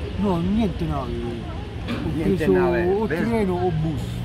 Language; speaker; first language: Italian; non-native, fluent; Arabic